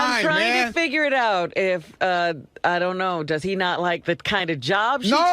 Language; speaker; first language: English; native; English